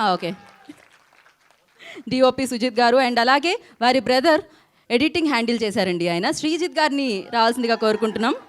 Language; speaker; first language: Telugu; native; Telugu